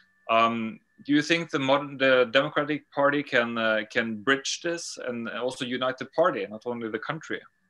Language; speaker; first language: English; non-native, fluent; Norwegian